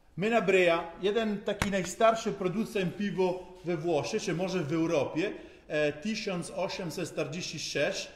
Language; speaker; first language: Polish; non-native, learner; Italian